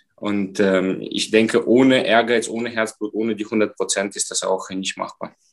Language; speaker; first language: German; non-native, fluent; Romanian